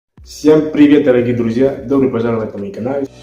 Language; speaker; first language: Russian; non-native, fluent; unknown